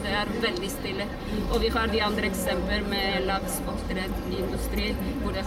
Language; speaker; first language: Norwegian; non-native, fluent; Spanish